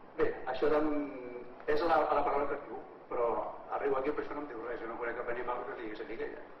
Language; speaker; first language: Catalan; native; Catalan